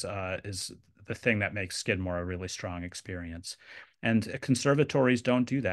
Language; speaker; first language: English; native; English